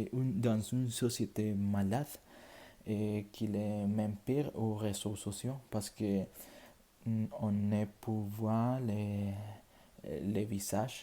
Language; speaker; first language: French; non-native, learner; Spanish